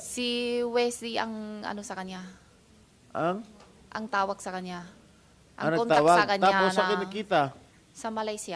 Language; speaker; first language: Filipino; non-native, learner; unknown